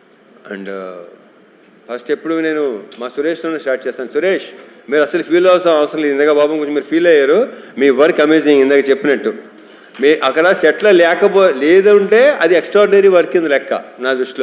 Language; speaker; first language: Telugu; native; Telugu